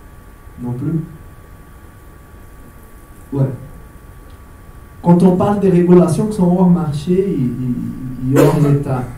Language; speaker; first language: French; non-native, fluent; Portuguese